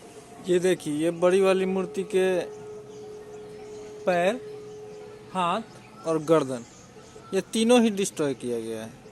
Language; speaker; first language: Hindi; native; Hindi